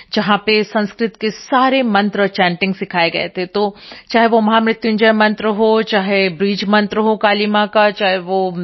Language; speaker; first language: Hindi; non-native, local second language; Bangla